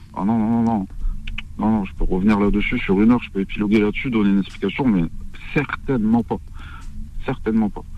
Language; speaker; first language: French; early bilingual, other home language; Arabic